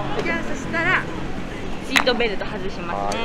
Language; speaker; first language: Japanese; native; Japanese